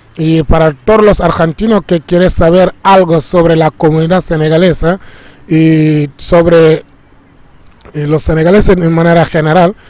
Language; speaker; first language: Spanish; non-native, fluent; Wolof